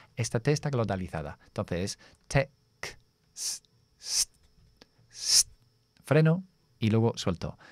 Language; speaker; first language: Spanish; non-native, fluent; English